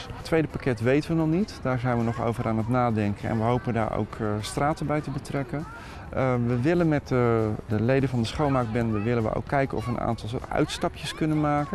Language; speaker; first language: Dutch; native; Dutch